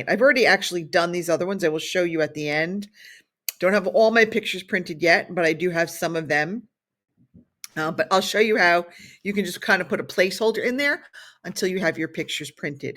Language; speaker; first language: English; native; English